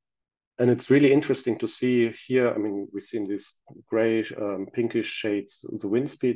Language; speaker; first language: English; non-native, fluent; German